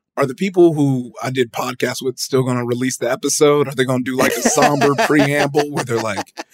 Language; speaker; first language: English; early bilingual, other home language; Yoruba